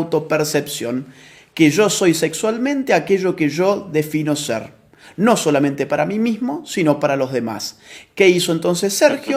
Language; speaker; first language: Spanish; native; Spanish